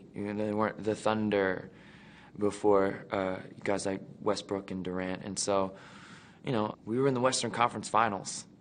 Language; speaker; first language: English; native; English